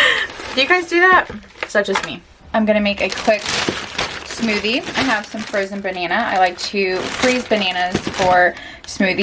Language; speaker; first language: English; native; English